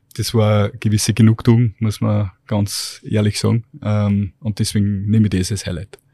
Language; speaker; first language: German; native; German